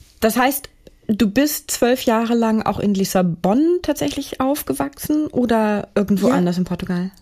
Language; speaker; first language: German; native; German